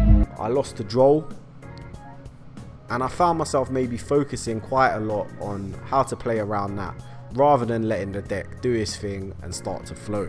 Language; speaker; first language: English; native; English